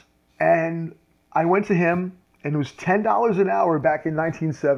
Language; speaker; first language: English; native; English